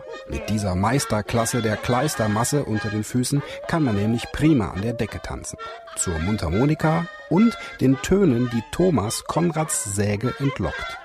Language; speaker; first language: German; native; German